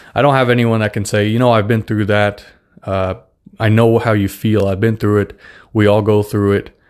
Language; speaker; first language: English; non-native, fluent; Russian